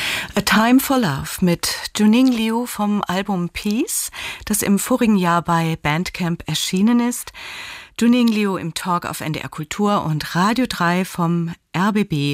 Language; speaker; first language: German; native; German